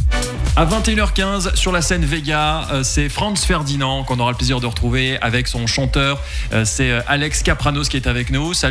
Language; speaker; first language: French; native; French